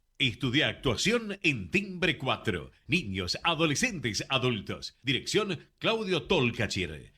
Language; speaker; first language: Spanish; native; Spanish